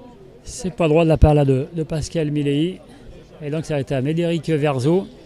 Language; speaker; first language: French; native; French